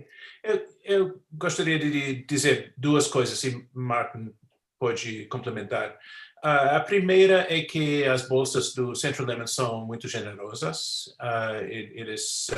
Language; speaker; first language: Portuguese; non-native, fluent; English